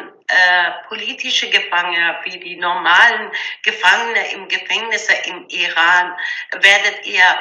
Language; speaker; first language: German; non-native, learner; Persian